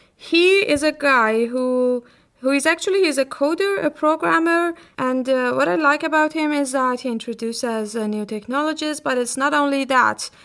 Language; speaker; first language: English; non-native, fluent; Persian